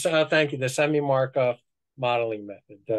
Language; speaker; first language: English; native; English